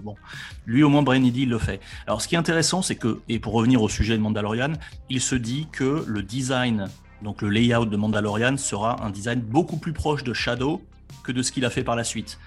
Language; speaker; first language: French; native; French